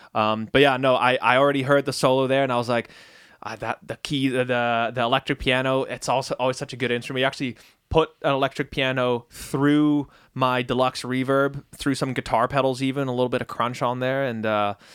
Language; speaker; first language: English; early bilingual, other home language; Dutch